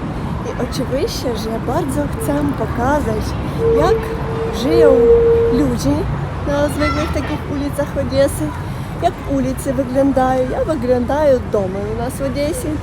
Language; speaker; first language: Polish; non-native, learner; Russian